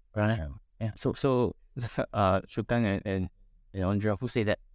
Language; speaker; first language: English; non-native, local second language; Min Nan Chinese